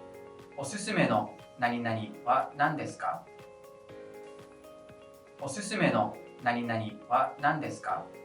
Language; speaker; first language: Japanese; non-native, fluent; English